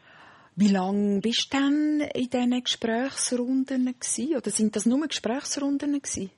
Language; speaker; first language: German; native; German